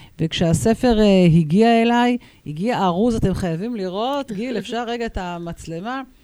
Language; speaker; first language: Hebrew; native; Hebrew